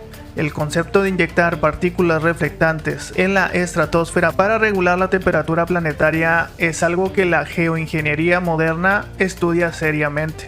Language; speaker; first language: Spanish; native; Spanish